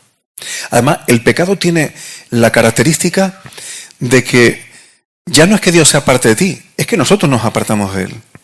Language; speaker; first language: Spanish; native; Spanish